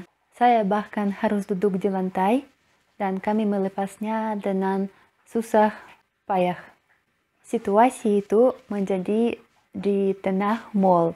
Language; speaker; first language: Indonesian; non-native, learner; Russian